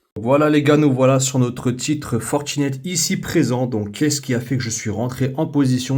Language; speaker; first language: French; native; French